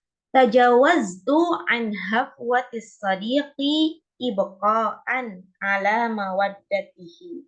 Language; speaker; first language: Arabic; non-native, fluent; Indonesian